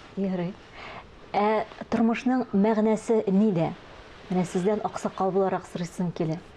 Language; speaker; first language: Tatar; native; Tatar